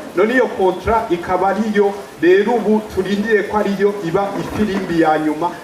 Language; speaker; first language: Rundi; early bilingual, heritage; Rundi